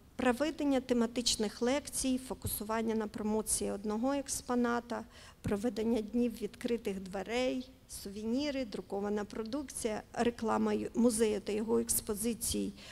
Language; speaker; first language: Ukrainian; native; Ukrainian